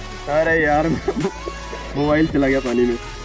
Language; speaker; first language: Hindi; native; Hindi